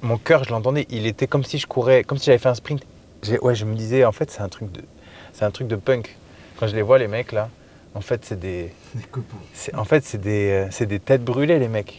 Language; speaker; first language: French; native; French